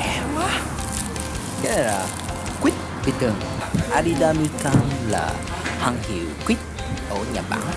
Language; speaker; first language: Vietnamese; non-native, learner; Japanese